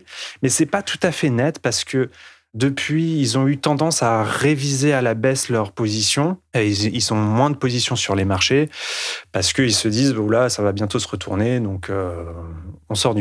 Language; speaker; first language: French; native; French